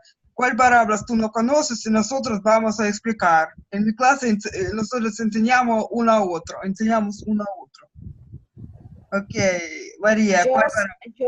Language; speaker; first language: Spanish; non-native, learner; Russian